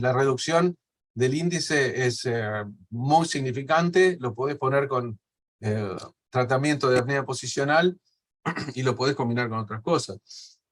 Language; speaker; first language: Spanish; native; Spanish